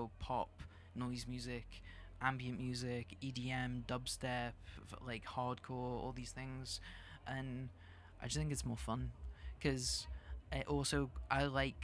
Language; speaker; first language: English; native; English